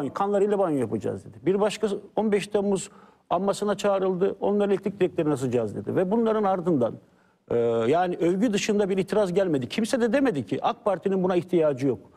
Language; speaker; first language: Turkish; native; Turkish